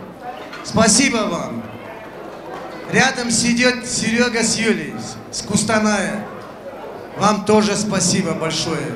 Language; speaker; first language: Russian; non-native, local second language; Kurdish